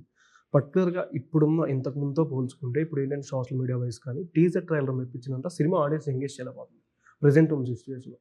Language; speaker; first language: Telugu; native; Telugu